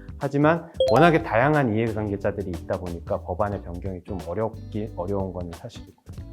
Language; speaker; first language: Korean; native; Korean